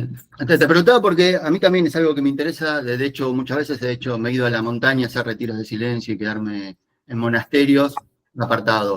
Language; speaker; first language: Spanish; native; Spanish